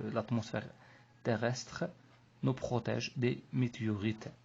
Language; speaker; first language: French; non-native, local second language; Arabic